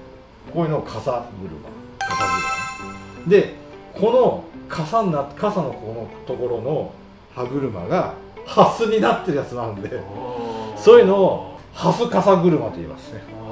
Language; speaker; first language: Japanese; native; Japanese